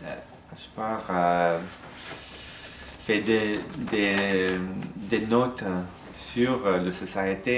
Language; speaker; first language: French; non-native, learner; English